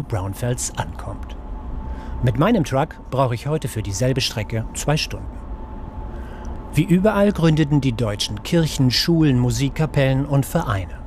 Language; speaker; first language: German; native; German